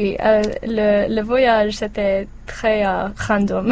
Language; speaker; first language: French; non-native, learner; English